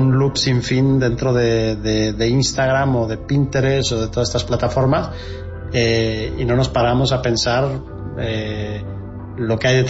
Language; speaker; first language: Spanish; native; Spanish